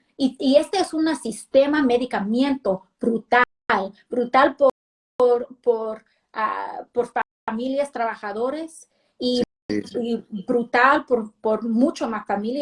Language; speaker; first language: Spanish; early bilingual, heritage; Spanish